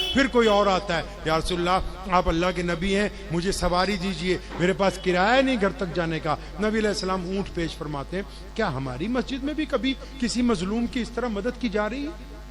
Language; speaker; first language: Urdu; non-native, local second language; Punjabi